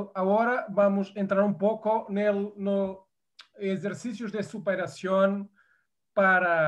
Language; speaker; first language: Spanish; non-native, fluent; Portuguese